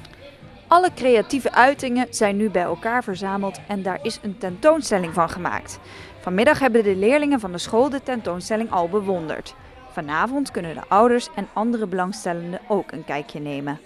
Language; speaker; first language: Dutch; native; Dutch